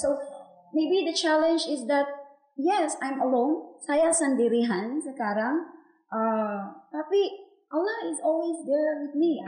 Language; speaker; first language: English; non-native, local second language; Filipino